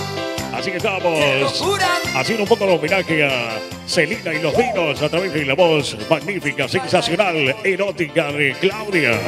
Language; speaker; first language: Spanish; native; Spanish